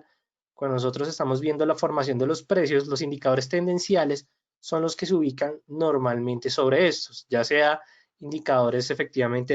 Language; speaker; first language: Spanish; native; Spanish